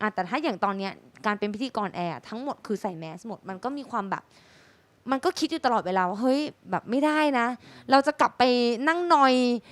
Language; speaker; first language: Thai; native; Thai